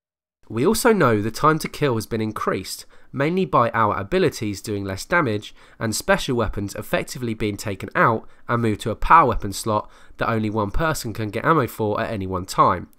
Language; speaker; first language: English; native; English